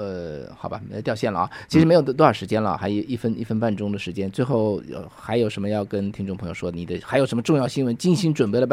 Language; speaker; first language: Chinese; native; Chinese